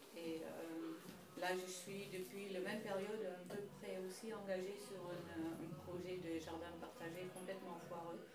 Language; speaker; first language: French; non-native, fluent; Dutch